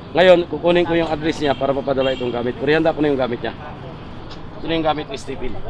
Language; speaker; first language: Filipino; native; Filipino